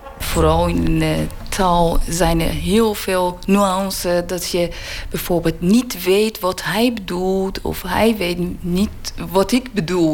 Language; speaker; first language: Dutch; non-native, learner; Persian